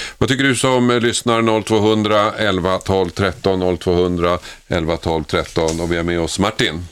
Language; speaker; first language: Swedish; native; Swedish